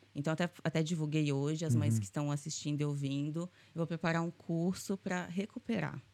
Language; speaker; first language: Portuguese; native; Portuguese